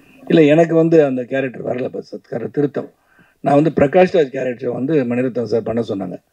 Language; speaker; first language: Tamil; native; Tamil